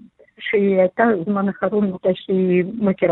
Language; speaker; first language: Hebrew; non-native, learner; Russian